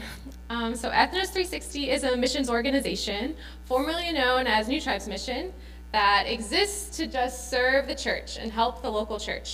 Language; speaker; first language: English; native; English